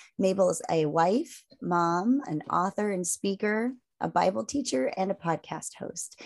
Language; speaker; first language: English; native; English